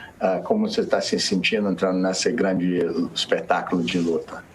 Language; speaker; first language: Portuguese; non-native, fluent; English